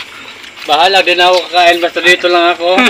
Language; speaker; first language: Filipino; non-native, local second language; Cebuano